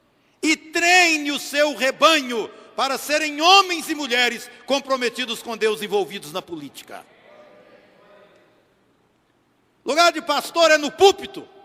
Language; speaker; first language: Portuguese; native; Portuguese